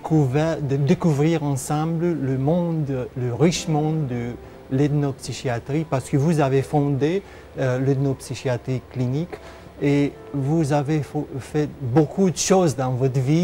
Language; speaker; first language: French; non-native, fluent; Romanian